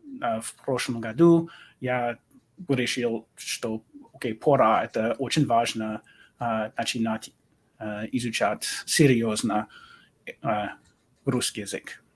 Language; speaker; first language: Russian; non-native, learner; English